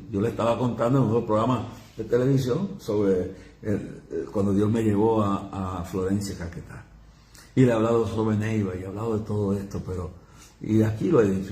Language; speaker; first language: Spanish; native; Spanish